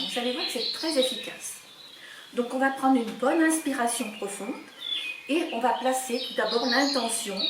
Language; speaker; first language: French; native; French